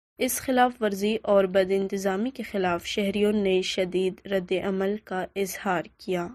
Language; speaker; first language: Urdu; non-native, local second language; Baluchi